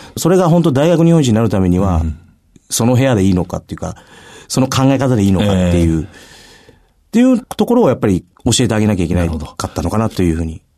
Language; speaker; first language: Japanese; native; Japanese